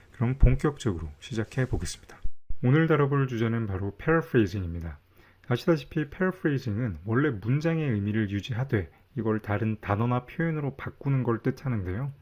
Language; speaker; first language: Korean; native; Korean